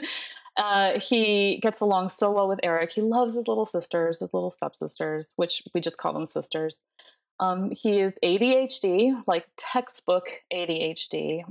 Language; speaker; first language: English; early bilingual, other home language; Spanish